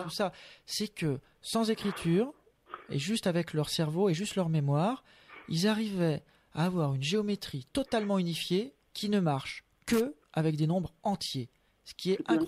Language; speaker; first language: French; native; French